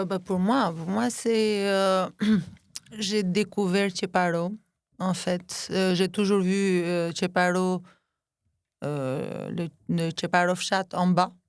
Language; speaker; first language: French; non-native, fluent; Albanian